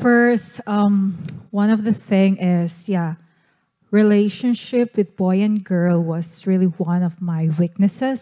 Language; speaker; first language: English; non-native, local second language; Cebuano